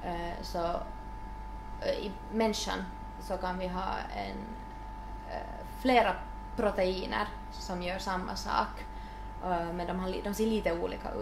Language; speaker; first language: Swedish; non-native, local second language; Finnish